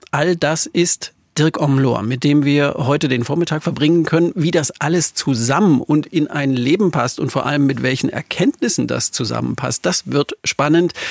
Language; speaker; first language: German; native; German